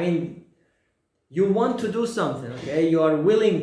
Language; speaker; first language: English; non-native, fluent; Persian